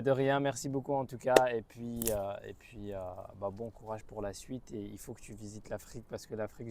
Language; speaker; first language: French; native; French